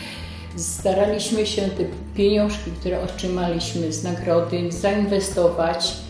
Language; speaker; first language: Polish; native; Polish